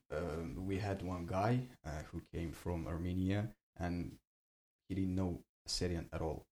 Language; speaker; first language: English; non-native, learner; Ossetic